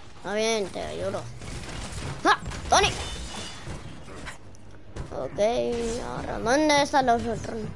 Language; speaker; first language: Spanish; early bilingual, heritage; English